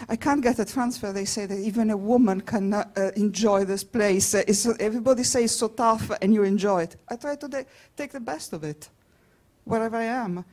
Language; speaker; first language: English; non-native, fluent; Italian